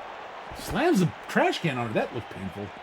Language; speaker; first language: English; native; English